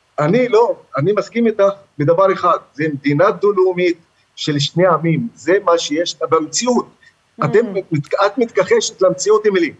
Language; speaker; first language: Hebrew; non-native, local second language; Arabic